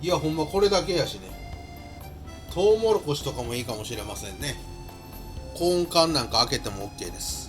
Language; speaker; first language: Japanese; native; Japanese